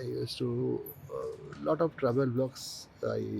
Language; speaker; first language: English; non-native, local second language; Hindi